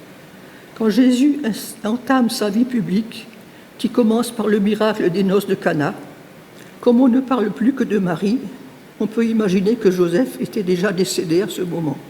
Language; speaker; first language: French; native; French